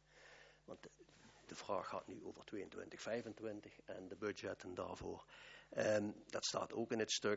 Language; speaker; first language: Dutch; native; Dutch